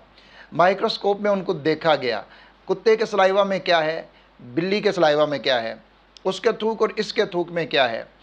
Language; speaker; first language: Urdu; native; Urdu